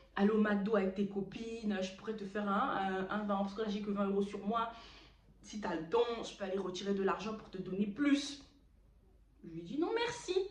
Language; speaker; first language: French; early bilingual, other home language; Lingala